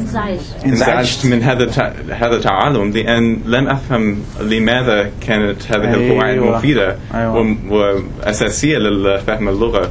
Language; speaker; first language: Arabic; non-native, fluent; English